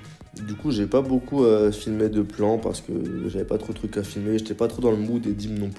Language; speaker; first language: French; native; French